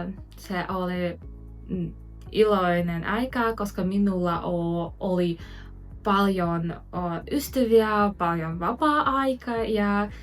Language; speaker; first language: Finnish; non-native, learner; Russian